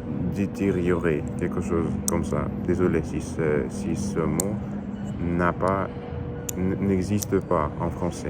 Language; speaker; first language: French; non-native, learner; Russian